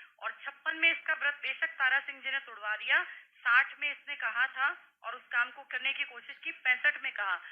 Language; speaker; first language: Hindi; native; Hindi